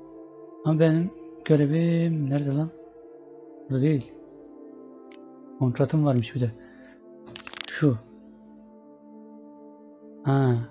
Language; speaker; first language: Turkish; native; Turkish